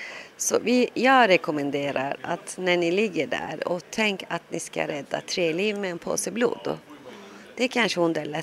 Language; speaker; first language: Swedish; non-native, local second language; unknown